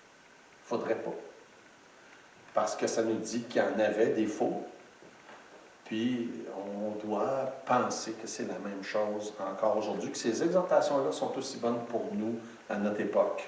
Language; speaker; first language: French; native; French